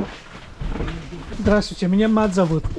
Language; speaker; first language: Russian; non-native, learner; English